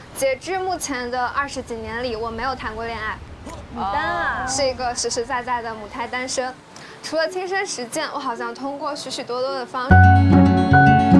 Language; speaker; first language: Chinese; native; Chinese